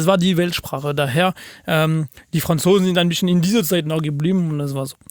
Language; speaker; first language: German; non-native, fluent; French